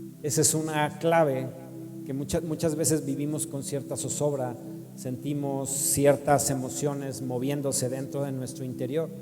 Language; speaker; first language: Spanish; native; Spanish